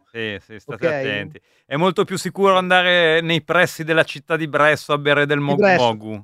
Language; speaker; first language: Italian; native; Italian